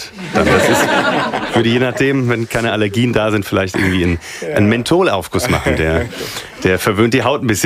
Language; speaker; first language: German; native; German